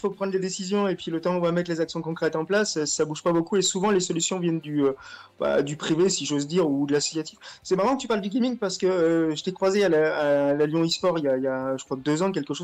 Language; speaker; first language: French; native; French